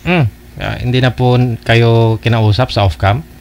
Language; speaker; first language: Filipino; native; Filipino